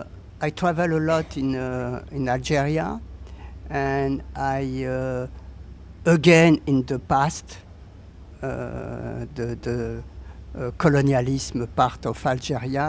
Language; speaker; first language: English; non-native, learner; French